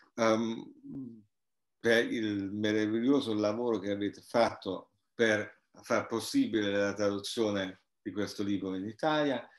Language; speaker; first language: Italian; non-native, fluent; German